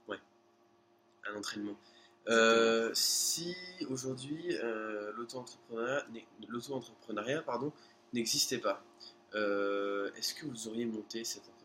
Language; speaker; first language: French; native; French